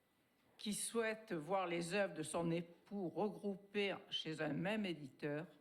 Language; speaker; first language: French; native; French